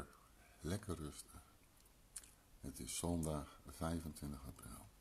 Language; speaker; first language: Dutch; early bilingual, other home language; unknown